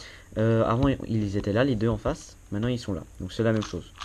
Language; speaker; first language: French; native; French